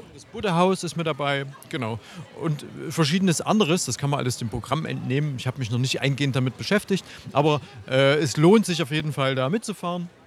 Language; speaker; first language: German; native; German